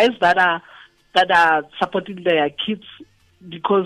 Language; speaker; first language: English; non-native, local second language; Tswana